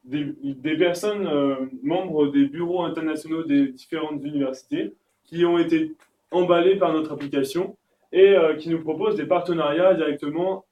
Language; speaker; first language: French; native; French